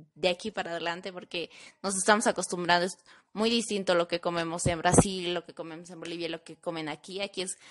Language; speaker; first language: Spanish; native; Spanish